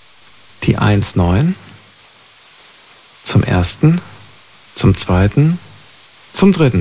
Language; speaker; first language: German; native; German